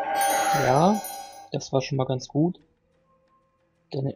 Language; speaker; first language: German; native; German